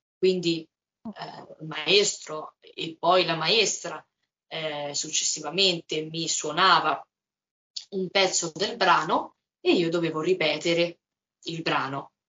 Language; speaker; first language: Italian; native; Italian